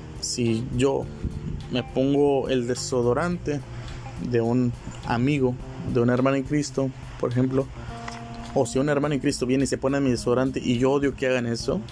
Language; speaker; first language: Spanish; native; Spanish